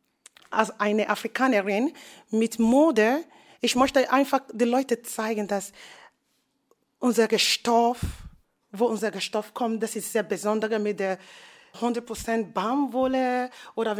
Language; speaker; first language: German; non-native, fluent; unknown